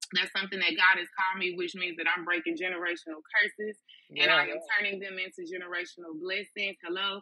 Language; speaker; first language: English; native; English